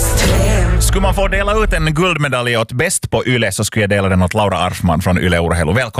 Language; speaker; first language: Swedish; native; Swedish